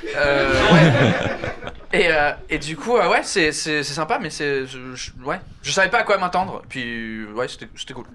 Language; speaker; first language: French; non-native, fluent; English